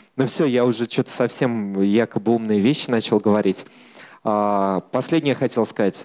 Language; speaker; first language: Russian; native; Russian